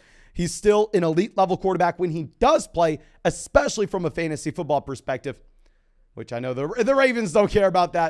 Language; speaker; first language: English; native; English